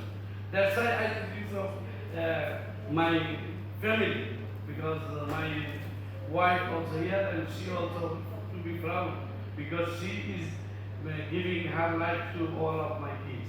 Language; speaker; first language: English; non-native, learner; Bangla